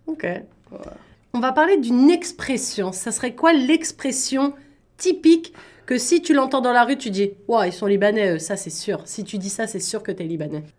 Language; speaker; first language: French; native; French